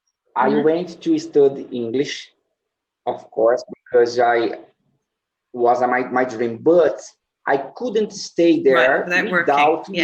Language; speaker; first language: English; non-native, learner; Portuguese